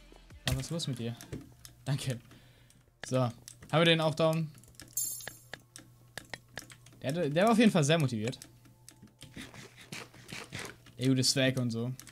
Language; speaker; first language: German; native; German